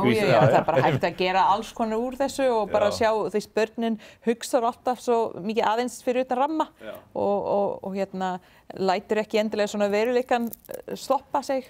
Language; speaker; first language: Icelandic; non-native, fluent; English